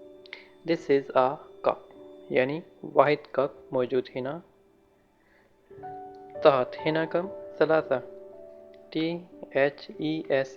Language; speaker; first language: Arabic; non-native, learner; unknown